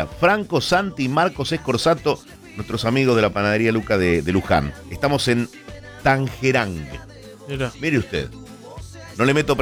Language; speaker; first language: Spanish; native; Spanish